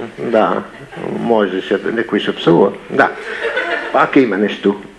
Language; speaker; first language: Bulgarian; non-native, learner; Arabic